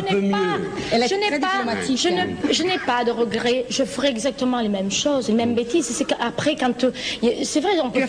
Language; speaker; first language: French; native; French